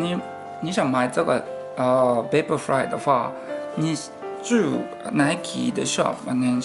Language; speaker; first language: Chinese; non-native, fluent; Japanese